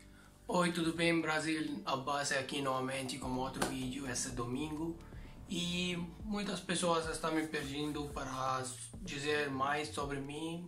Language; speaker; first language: Portuguese; non-native, learner; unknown